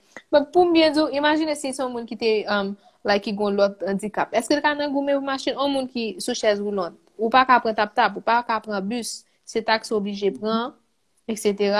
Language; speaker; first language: French; non-native, local second language; Haitian Creole